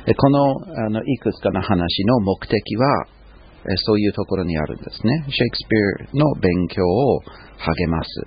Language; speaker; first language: Japanese; non-native, fluent; English